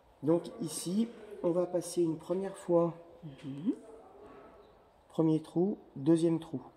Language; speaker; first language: French; native; French